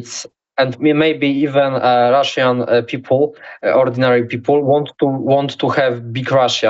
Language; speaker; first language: English; non-native, learner; Polish